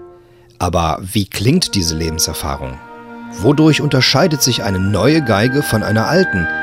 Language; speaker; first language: German; native; German